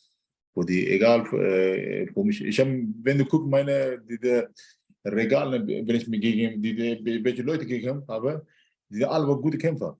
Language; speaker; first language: German; non-native, learner; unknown